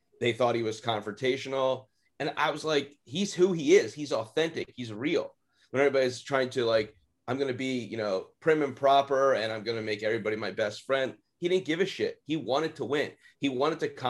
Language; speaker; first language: English; native; English